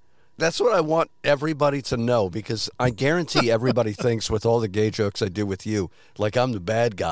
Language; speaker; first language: English; native; English